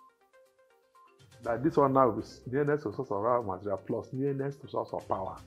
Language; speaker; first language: English; non-native, local second language; Igbo